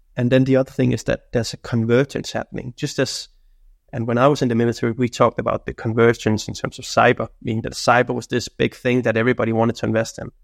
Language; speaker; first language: English; non-native, fluent; Danish